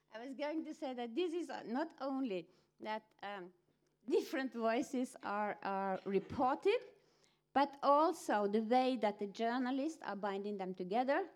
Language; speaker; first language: English; non-native, fluent; Norwegian